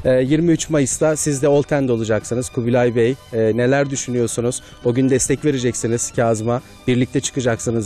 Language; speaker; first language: Turkish; native; Turkish